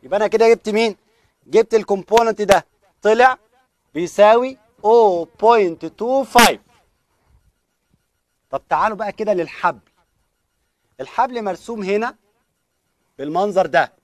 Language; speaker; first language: Arabic; native; Arabic